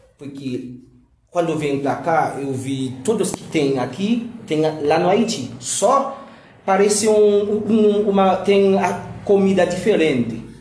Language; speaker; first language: Portuguese; non-native, learner; Haitian Creole